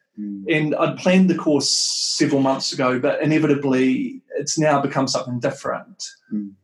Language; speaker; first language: English; native; English